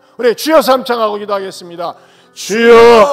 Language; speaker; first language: Korean; native; Korean